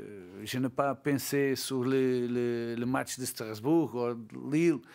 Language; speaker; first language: French; non-native, learner; Portuguese